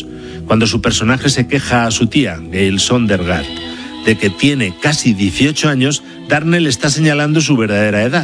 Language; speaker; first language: Spanish; native; Spanish